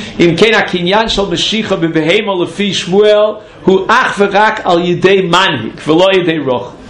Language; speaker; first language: Hebrew; native; Hebrew